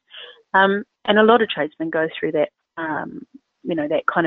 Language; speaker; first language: English; native; English